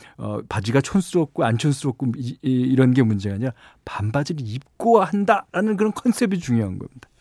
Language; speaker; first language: Korean; native; Korean